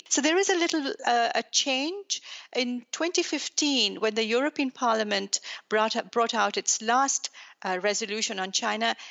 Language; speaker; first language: English; non-native, local second language; Urdu